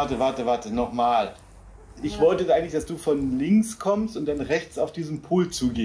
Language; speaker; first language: German; native; German